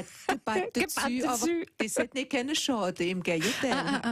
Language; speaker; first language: German; native; German